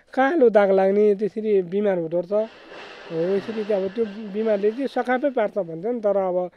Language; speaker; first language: Nepali; native; Nepali